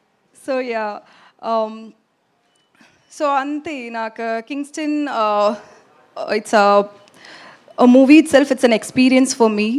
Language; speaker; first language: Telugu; non-native, learner; Tamil